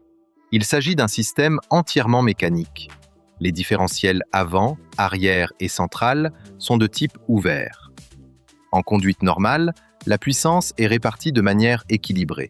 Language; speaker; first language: French; native; French